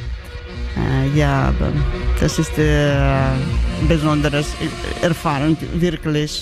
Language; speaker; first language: German; non-native, learner; Georgian